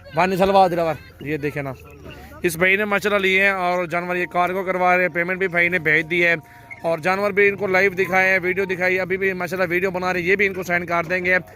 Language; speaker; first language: Urdu; non-native, local second language; Saraiki